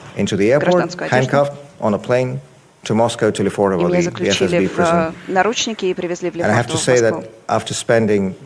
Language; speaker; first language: English; non-native, fluent; Russian